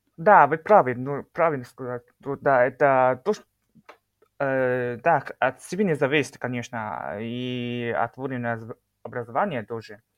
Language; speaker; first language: Russian; non-native, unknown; Chinese